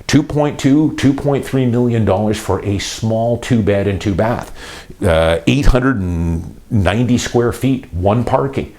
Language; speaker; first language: English; native; English